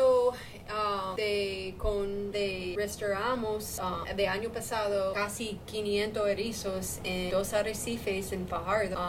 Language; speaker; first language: Spanish; non-native, learner; English